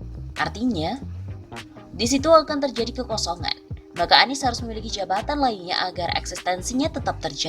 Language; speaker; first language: Indonesian; native; Indonesian